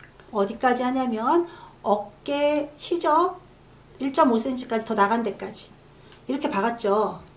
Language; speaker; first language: Korean; native; Korean